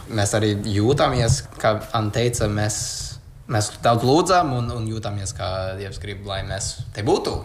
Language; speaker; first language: Latvian; non-native, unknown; English